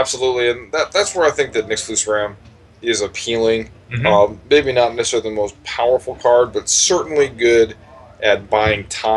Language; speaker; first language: English; native; English